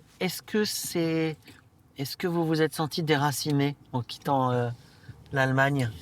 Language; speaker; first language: French; native; French